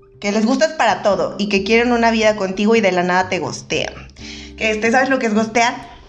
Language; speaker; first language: Spanish; native; Spanish